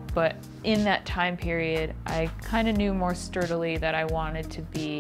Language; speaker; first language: English; native; English